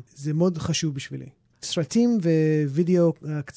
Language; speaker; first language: Hebrew; early bilingual, heritage; English